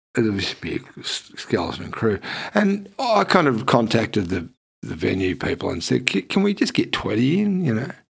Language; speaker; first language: English; native; English